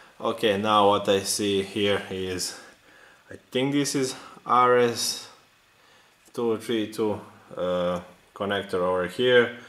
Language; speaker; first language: English; non-native, fluent; Serbian